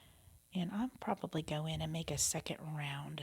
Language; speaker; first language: English; native; English